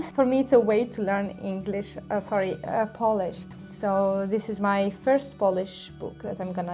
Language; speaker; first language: English; non-native, local second language; Arabic